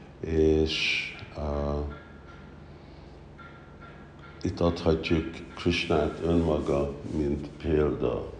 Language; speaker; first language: Hungarian; early bilingual, heritage; Hungarian